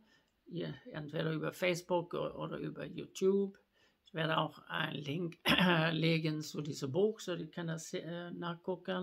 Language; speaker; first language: German; non-native, fluent; Swedish